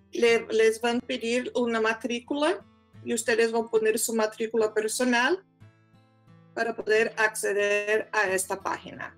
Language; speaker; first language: Spanish; non-native, fluent; Portuguese